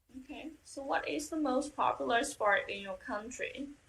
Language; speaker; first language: English; non-native, fluent; Vietnamese